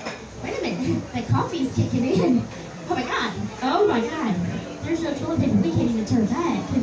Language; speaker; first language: English; native; English